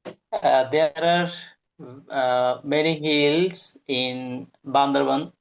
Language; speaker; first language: English; non-native, learner; Bangla